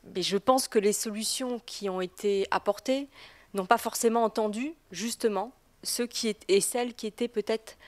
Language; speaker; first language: French; native; French